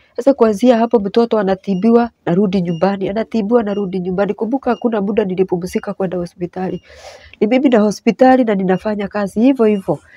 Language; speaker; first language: Swahili; non-native, local second language; Kikuyu